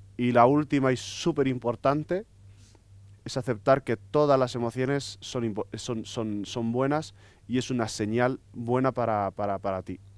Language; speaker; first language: Spanish; native; Spanish